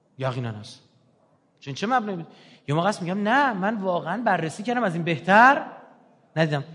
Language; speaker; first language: Persian; native; Persian